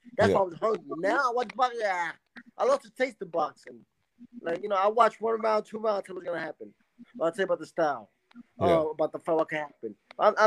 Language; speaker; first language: English; native; English